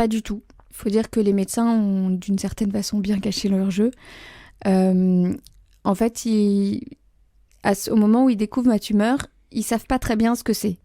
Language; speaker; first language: French; native; French